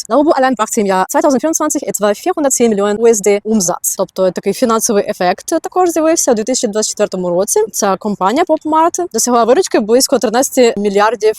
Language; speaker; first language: Ukrainian; native; Ukrainian